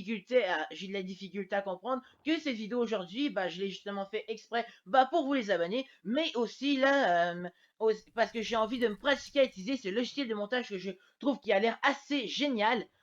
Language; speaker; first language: French; native; French